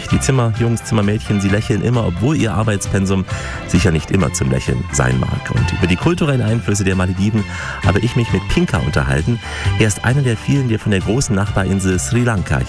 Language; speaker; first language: German; native; German